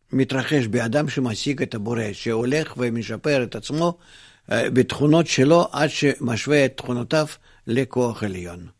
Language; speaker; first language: Hebrew; non-native, fluent; Russian